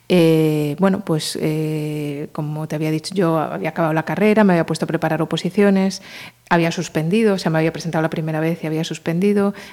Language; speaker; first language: Spanish; native; Spanish